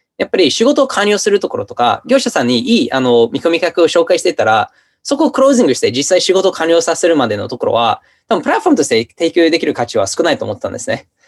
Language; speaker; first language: Japanese; non-native, fluent; English